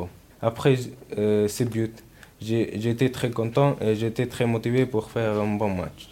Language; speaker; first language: French; non-native, learner; Italian